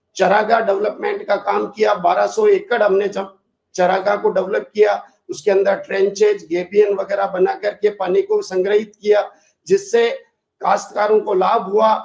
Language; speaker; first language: Hindi; native; Hindi